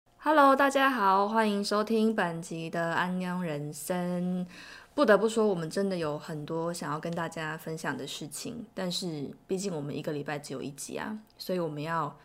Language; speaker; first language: Chinese; native; Chinese